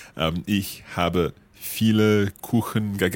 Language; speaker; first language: German; non-native, learner; English